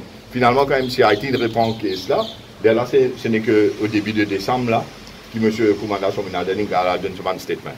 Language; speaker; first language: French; non-native, local second language; Morisyen